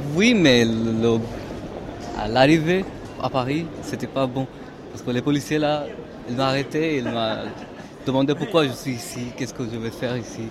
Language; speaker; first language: French; non-native, fluent; Bangla